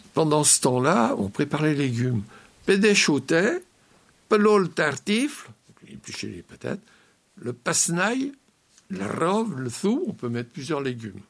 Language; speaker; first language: French; native; French